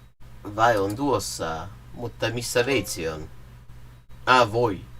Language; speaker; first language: Finnish; non-native, learner; English